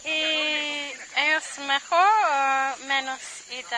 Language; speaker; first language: Spanish; non-native, learner; English